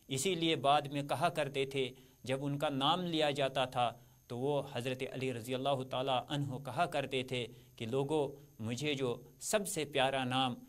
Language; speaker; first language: Urdu; non-native, local second language; Kashmiri